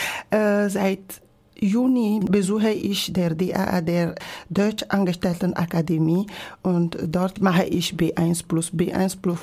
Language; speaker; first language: German; non-native, learner; Ewe